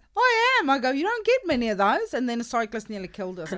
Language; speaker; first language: English; non-native, local second language; Afrikaans